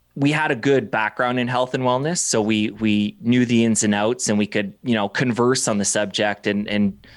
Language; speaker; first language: English; native; English